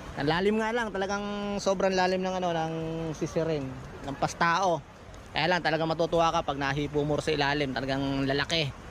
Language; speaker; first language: Filipino; native; Filipino